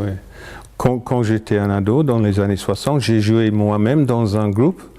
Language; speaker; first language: French; non-native, fluent; English